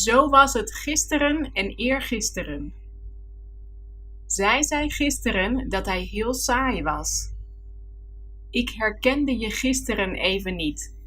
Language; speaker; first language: Dutch; non-native, fluent; Spanish